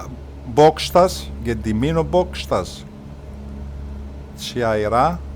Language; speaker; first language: Lithuanian; non-native, learner; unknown